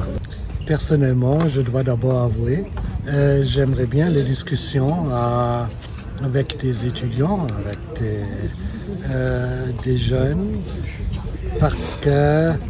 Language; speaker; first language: French; non-native, fluent; German